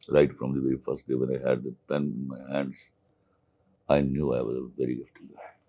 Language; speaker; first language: English; non-native, local second language; Urdu